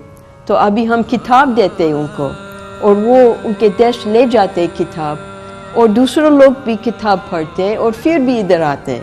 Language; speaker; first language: Hindi; non-native, fluent; English